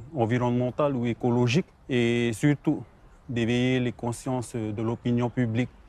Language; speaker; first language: French; non-native, local second language; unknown